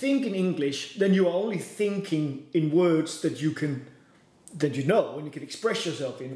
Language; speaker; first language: English; non-native, fluent; Danish